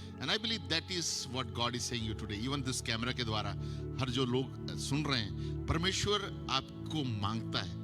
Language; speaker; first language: Hindi; native; Hindi